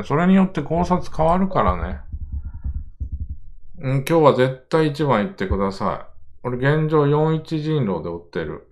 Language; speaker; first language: Japanese; native; Japanese